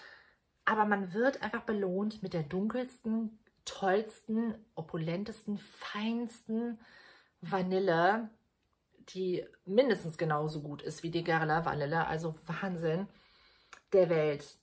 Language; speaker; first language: German; native; German